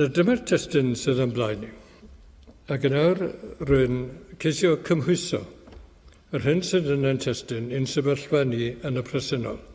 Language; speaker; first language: Welsh; native; Welsh